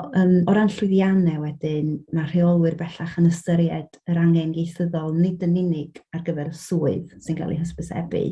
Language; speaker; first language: Welsh; native; Welsh